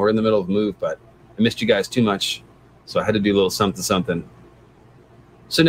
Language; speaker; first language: English; native; English